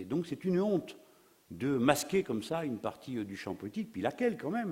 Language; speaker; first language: French; native; French